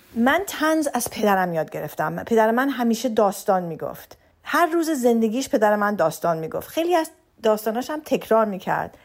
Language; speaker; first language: Persian; early bilingual, heritage; Persian